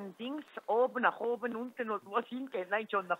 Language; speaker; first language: German; native; German